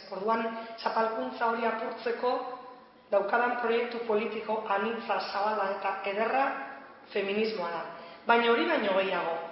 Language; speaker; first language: Basque; native; Basque